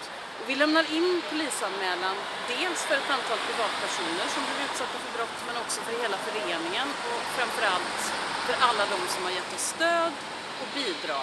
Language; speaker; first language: Swedish; native; Swedish